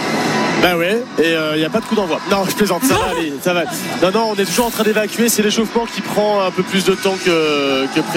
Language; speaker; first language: French; native; French